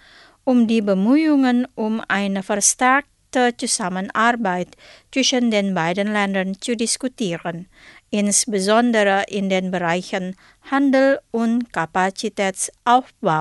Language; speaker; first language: German; non-native, fluent; Indonesian